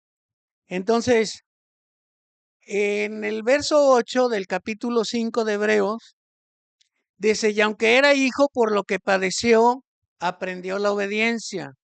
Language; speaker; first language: Spanish; native; Spanish